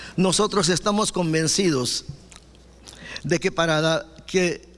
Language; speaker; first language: Spanish; non-native, local second language; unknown